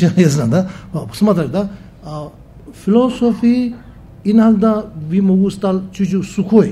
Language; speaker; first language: Russian; non-native, learner; Tibetan